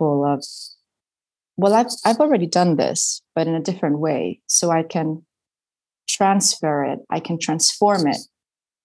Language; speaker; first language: English; non-native, fluent; Spanish